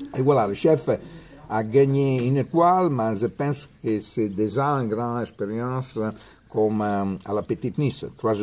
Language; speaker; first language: French; non-native, learner; Italian